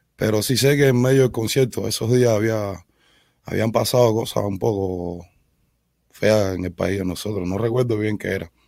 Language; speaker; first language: Spanish; native; Spanish